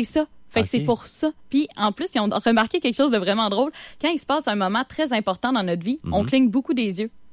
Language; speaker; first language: French; native; French